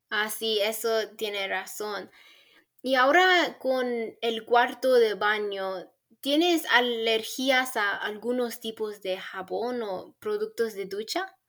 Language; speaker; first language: Spanish; non-native, learner; English